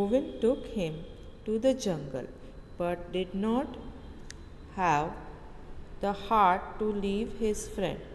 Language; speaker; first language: English; non-native, local second language; Hindi